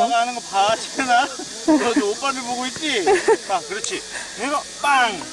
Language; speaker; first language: Korean; native; Korean